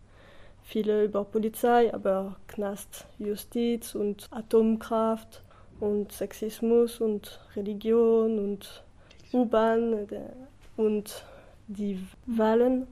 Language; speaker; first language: German; non-native, learner; French